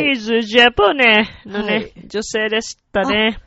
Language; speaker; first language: Japanese; non-native, fluent; Italian